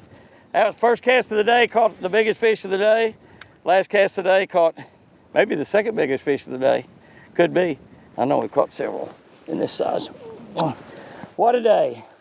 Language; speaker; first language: English; native; English